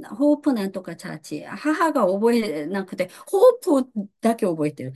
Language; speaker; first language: Japanese; native; Japanese